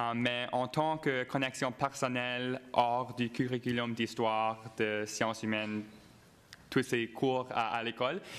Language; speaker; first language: French; non-native, local second language; English